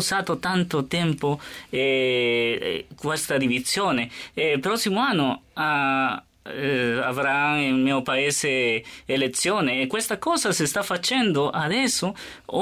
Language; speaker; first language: Italian; non-native, learner; Spanish